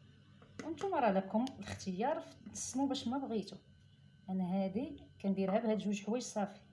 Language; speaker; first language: Arabic; native; Arabic